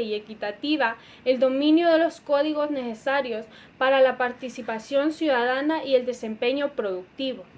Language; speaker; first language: Spanish; native; Spanish